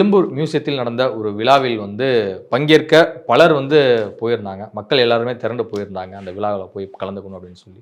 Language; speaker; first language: Tamil; native; Tamil